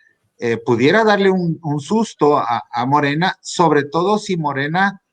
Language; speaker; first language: Spanish; native; Spanish